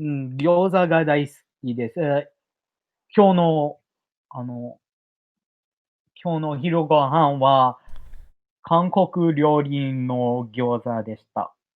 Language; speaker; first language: Japanese; non-native, learner; English